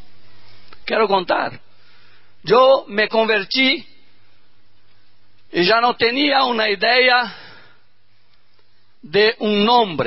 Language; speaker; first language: Spanish; non-native, learner; Portuguese